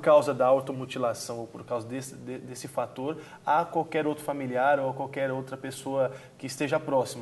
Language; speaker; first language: Portuguese; native; Portuguese